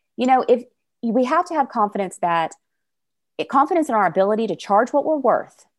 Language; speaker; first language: English; native; English